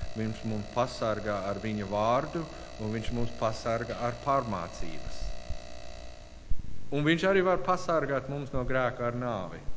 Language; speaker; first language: Latvian; non-native, learner; English